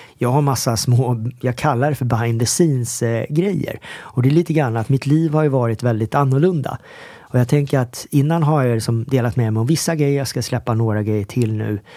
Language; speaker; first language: Swedish; early bilingual, other home language; Korean